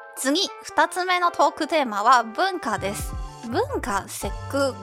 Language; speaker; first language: Japanese; non-native, fluent; Chinese